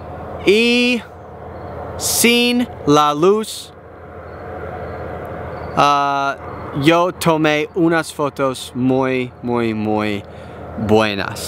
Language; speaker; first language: Spanish; non-native, learner; English